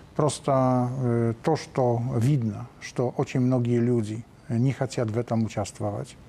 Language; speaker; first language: Polish; non-native, learner; Russian